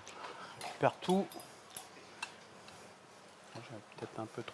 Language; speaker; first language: French; native; French